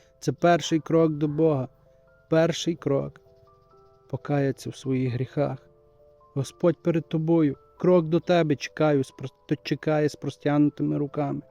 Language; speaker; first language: Ukrainian; native; Ukrainian